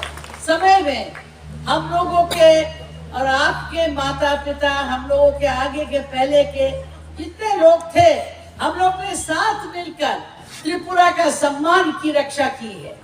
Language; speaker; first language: Hindi; non-native, local second language; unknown